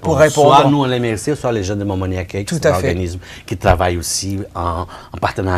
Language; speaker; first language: French; non-native, fluent; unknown